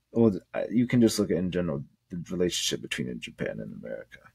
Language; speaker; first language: English; native; English